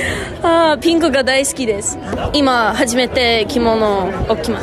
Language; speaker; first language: Japanese; non-native, learner; English